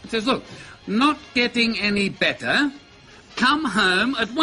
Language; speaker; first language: English; native; English